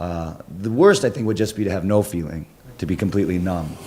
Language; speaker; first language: English; native; English